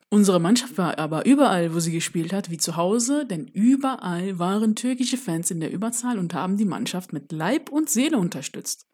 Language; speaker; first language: German; early bilingual, other home language; Turkish